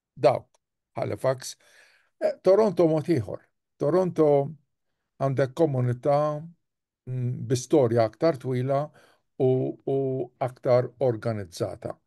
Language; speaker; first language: Maltese; native; Maltese